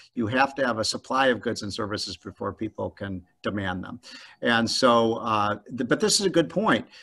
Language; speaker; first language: English; native; English